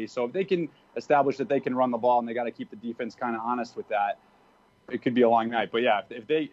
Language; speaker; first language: English; native; English